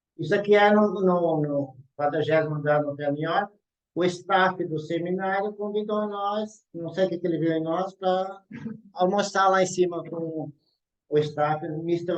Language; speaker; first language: Portuguese; native; Portuguese